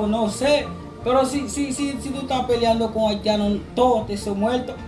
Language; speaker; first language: Spanish; non-native, learner; Haitian Creole